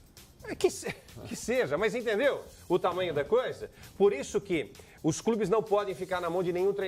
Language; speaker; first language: Portuguese; native; Portuguese